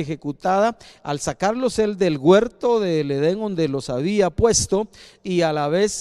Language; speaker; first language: Spanish; native; Spanish